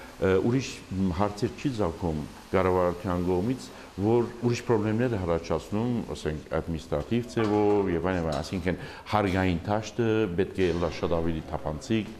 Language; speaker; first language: Armenian; early bilingual, heritage; Armenian